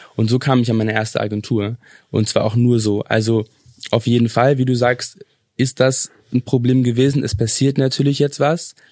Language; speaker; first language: German; early bilingual, other home language; English